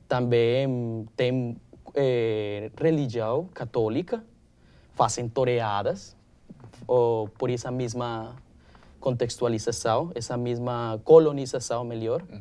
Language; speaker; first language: Portuguese; non-native, learner; Spanish